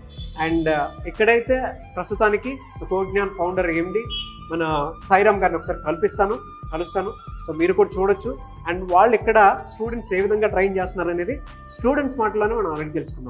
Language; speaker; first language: Telugu; native; Telugu